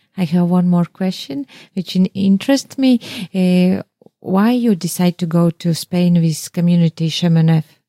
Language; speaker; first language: English; non-native, learner; Latvian